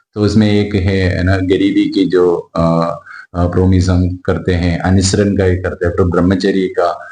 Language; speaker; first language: Hindi; non-native, local second language; Malayalam